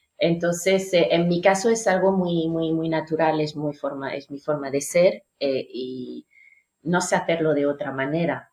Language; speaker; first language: Spanish; non-native, fluent; French